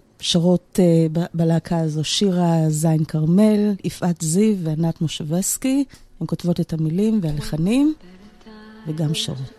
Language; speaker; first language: Hebrew; native; Hebrew